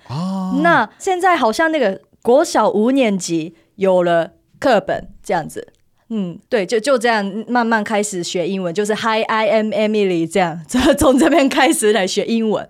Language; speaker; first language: Chinese; non-native, fluent; Japanese